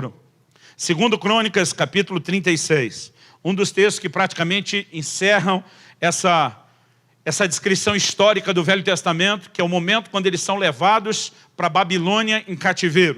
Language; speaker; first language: Portuguese; native; Portuguese